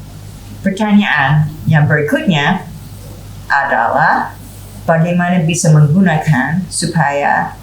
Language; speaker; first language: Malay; non-native, fluent; English